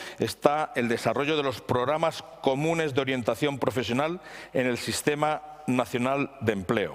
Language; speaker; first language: Spanish; native; Spanish